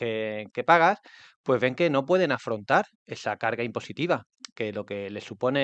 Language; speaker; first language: Spanish; native; Spanish